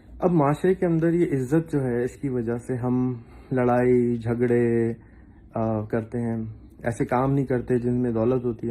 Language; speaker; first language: Urdu; native; Urdu